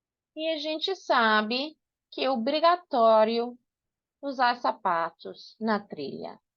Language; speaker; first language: Portuguese; non-native, fluent; English